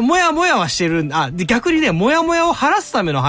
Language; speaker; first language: Japanese; native; Japanese